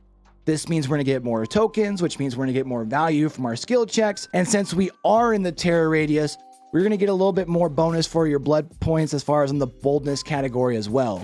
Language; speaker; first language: English; native; English